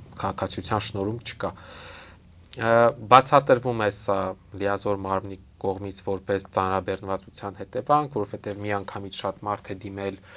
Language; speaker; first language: Armenian; native; Armenian